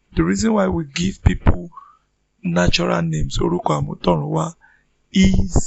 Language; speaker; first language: English; non-native, local second language; Yoruba